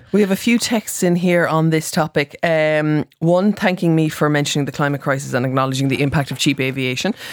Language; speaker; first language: English; native; English